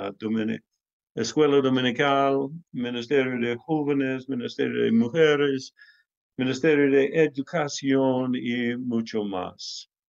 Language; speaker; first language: Spanish; non-native, learner; English